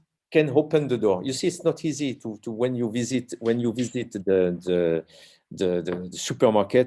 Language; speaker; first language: English; non-native, learner; French